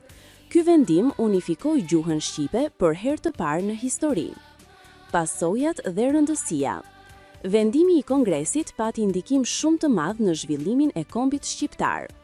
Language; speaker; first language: Albanian; native; Albanian